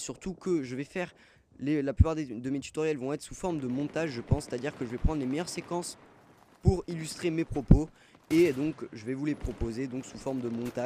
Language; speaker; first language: French; native; French